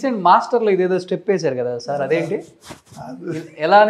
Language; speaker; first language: Telugu; native; Telugu